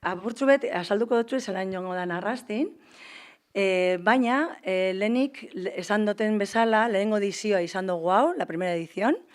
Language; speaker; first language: Basque; native; Basque